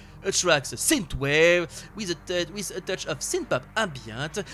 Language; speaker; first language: English; non-native, learner; French